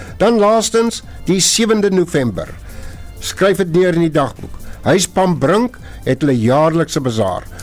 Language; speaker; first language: Afrikaans; native; Afrikaans